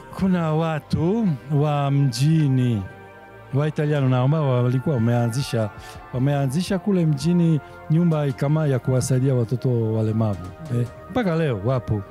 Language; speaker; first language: Swahili; non-native, fluent; Italian